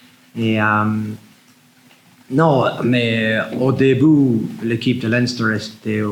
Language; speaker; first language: French; non-native, learner; English